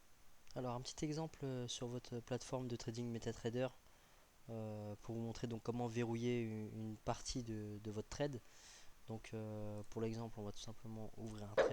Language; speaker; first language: French; native; French